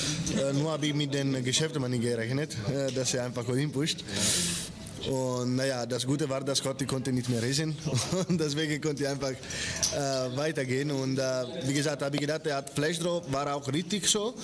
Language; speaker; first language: German; non-native, fluent; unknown